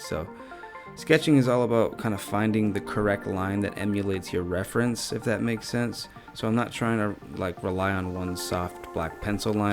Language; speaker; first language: English; native; English